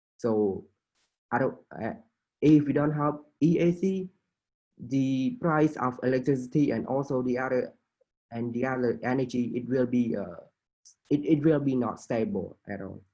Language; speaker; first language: English; non-native, fluent; Khmer